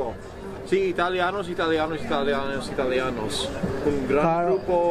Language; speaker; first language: Spanish; non-native, fluent; English